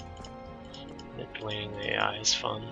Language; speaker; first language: English; native; English